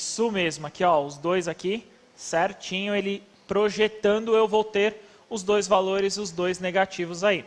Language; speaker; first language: Portuguese; native; Portuguese